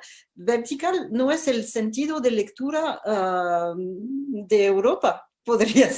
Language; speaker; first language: Spanish; non-native, fluent; French